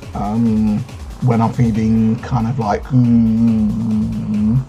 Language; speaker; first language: English; native; English